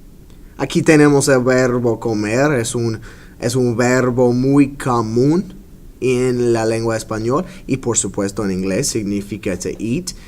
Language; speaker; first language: Spanish; non-native, fluent; English